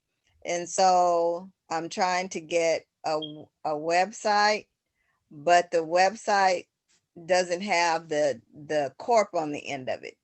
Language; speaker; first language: English; native; English